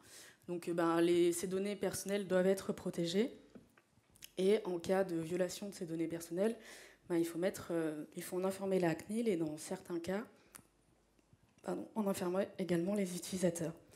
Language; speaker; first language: French; native; French